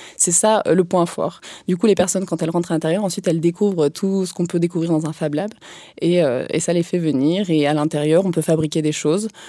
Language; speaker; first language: French; native; French